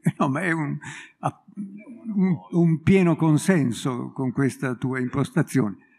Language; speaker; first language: Italian; native; Italian